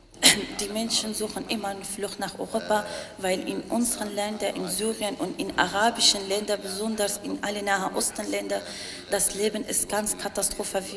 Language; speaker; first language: German; non-native, learner; Arabic